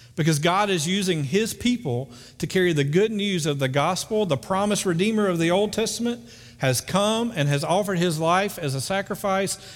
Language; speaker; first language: English; native; English